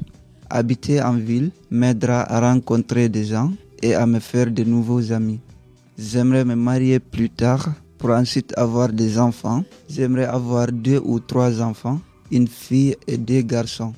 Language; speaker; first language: French; non-native, learner; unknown